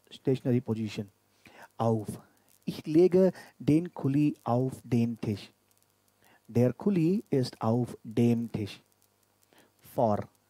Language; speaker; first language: German; non-native, fluent; Hindi